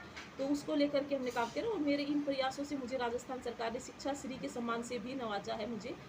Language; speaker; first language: Hindi; native; Hindi